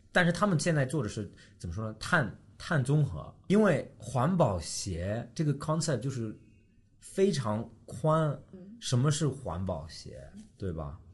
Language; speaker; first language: Chinese; early bilingual, heritage; Chinese